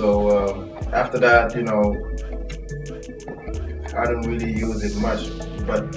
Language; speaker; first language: English; non-native, fluent; Wolof